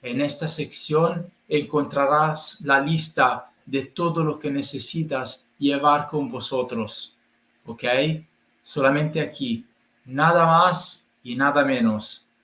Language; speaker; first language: Spanish; non-native, learner; Italian